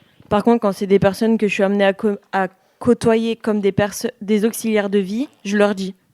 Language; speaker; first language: French; native; French